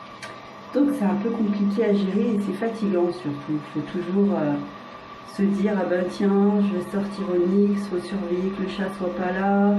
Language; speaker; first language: French; native; French